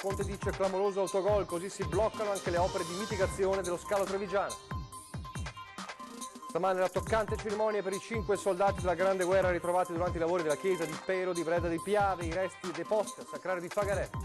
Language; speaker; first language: Italian; native; Italian